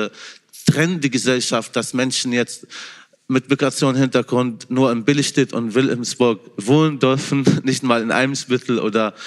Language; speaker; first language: German; non-native, fluent; Arabic